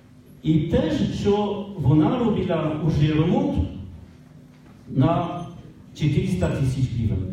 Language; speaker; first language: Ukrainian; non-native, learner; French